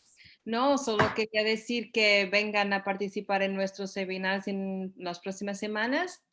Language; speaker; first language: Spanish; non-native, fluent; Portuguese